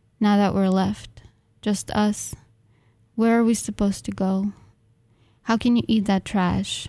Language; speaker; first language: English; non-native, fluent; Russian